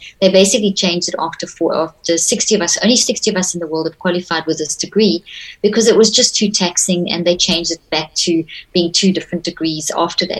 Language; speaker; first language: English; native; English